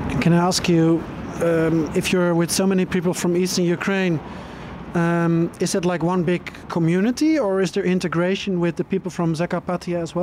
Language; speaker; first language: English; non-native, fluent; Dutch